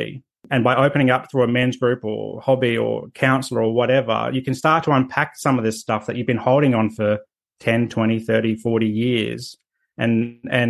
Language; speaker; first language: English; native; English